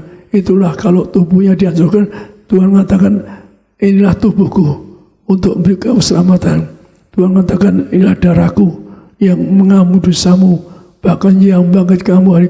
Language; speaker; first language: Indonesian; native; Indonesian